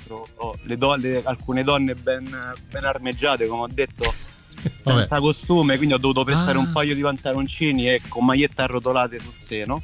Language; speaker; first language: Italian; native; Italian